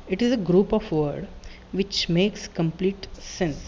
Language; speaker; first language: Hindi; non-native, local second language; Marathi